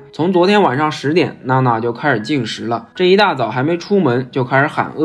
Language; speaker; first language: Chinese; native; Chinese